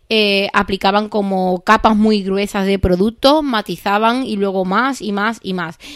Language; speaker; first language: Spanish; native; Spanish